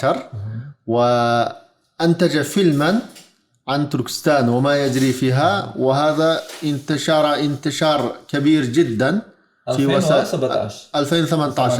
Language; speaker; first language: Arabic; non-native, fluent; Uyghur